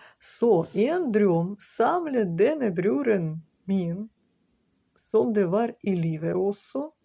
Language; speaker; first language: Norwegian; non-native, learner; Ukrainian